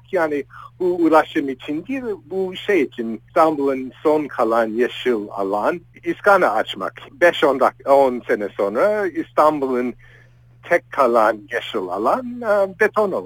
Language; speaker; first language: Turkish; non-native, fluent; English